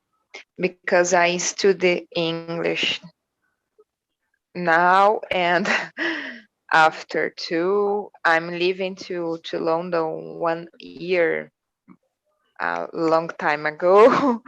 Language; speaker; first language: English; non-native, learner; Portuguese